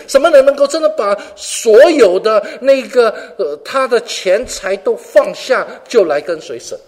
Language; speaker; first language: Chinese; non-native, local second language; Cantonese